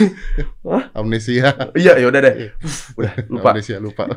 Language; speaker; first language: Indonesian; native; Indonesian